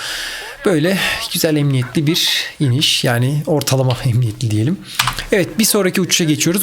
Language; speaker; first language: Turkish; native; Turkish